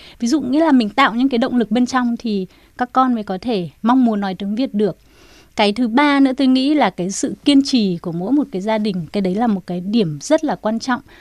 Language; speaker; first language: Vietnamese; native; Vietnamese